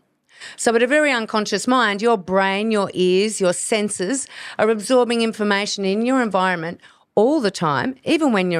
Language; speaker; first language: English; native; English